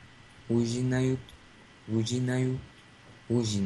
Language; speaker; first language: Russian; non-native, learner; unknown